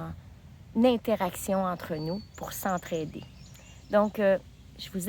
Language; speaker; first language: French; native; French